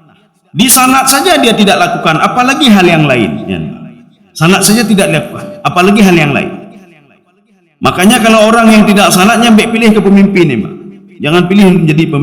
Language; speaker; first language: Indonesian; native; Indonesian